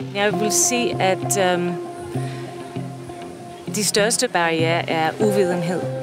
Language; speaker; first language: Danish; non-native, fluent; English